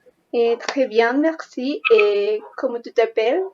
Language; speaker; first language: French; non-native, learner; Spanish